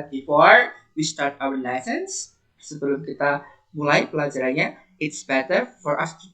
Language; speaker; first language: English; non-native, learner; Indonesian